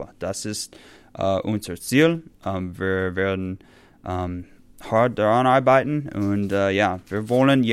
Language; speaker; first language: German; non-native, fluent; English